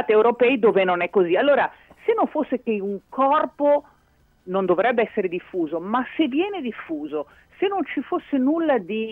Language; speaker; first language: Italian; native; Italian